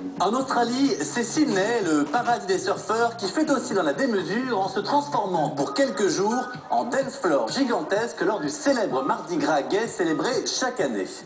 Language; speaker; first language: French; native; French